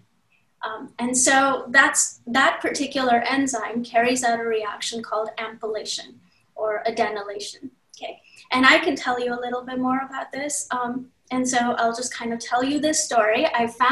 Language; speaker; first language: English; non-native, local second language; Hindi